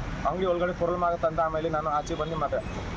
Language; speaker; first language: Kannada; non-native, learner; Nepali